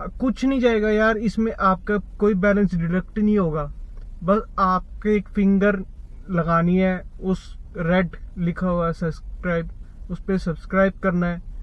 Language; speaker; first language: Hindi; native; Hindi